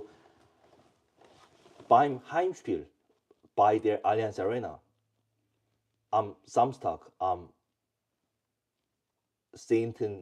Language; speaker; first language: German; non-native, learner; English